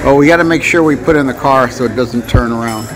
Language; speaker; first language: English; native; English